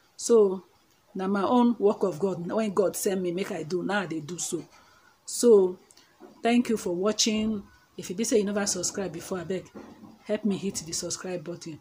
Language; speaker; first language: Nigerian Pidgin; non-native, local second language; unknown